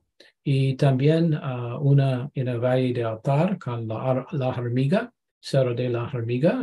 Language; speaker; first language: Spanish; non-native, learner; English